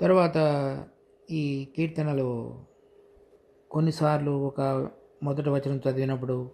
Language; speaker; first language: Telugu; native; Telugu